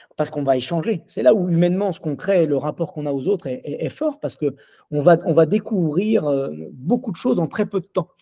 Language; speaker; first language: French; native; French